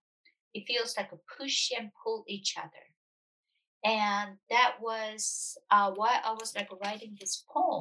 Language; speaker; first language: English; non-native, fluent; Korean